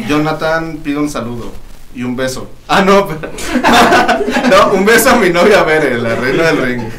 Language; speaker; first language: Spanish; native; Spanish